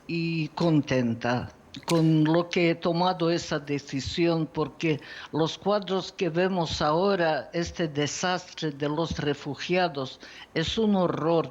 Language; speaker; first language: Spanish; non-native, fluent; Ukrainian